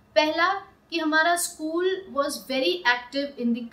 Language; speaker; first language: Hindi; native; Hindi